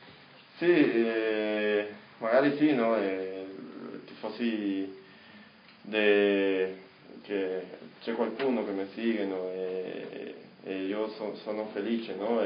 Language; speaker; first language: Italian; non-native, learner; Spanish